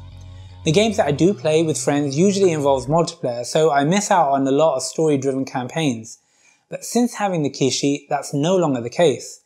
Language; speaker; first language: English; native; English